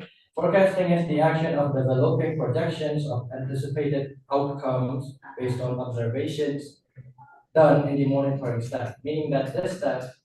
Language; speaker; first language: English; non-native, fluent; Indonesian